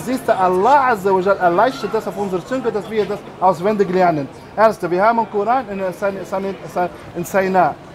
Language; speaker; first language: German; non-native, learner; Arabic